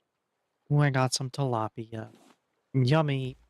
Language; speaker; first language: English; native; English